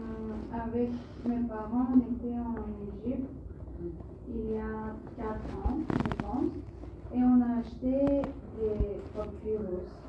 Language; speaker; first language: French; non-native, learner; Bulgarian